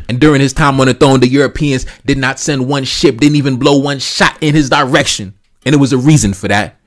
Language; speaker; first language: English; early bilingual, other home language; Haitian Creole